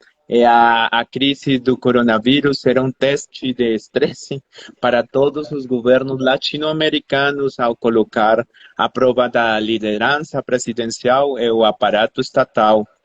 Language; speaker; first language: Portuguese; non-native, fluent; Spanish